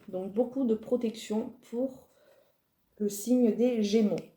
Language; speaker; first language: French; native; French